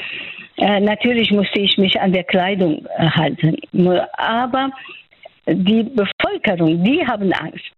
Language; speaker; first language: German; non-native, fluent; Persian